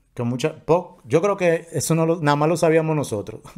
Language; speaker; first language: Spanish; native; Spanish